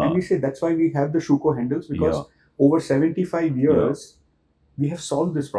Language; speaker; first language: English; non-native, local second language; Hindi